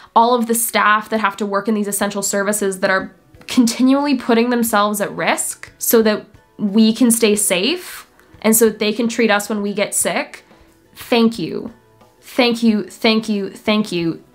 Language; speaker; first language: English; native; English